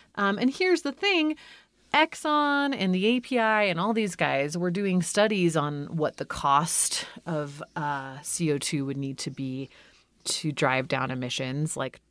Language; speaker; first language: English; native; English